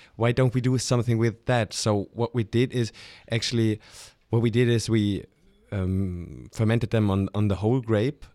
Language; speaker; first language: English; non-native, fluent; German